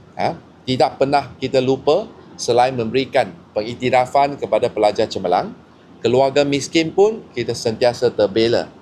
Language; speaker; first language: Malay; non-native, local second language; Chinese